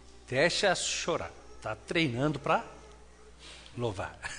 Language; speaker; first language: Portuguese; non-native, fluent; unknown